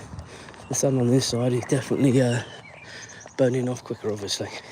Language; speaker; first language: English; native; English